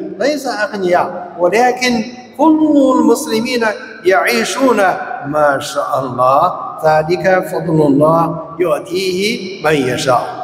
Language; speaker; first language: Arabic; non-native, fluent; Chinese